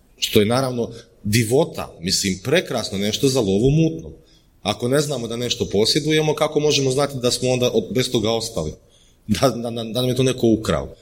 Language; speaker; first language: Croatian; native; Croatian